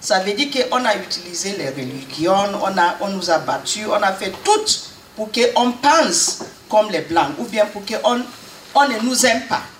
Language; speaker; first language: French; non-native, learner; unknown